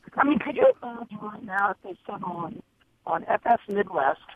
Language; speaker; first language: English; native; English